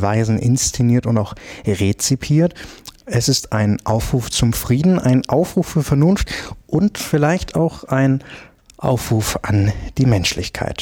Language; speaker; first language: German; native; German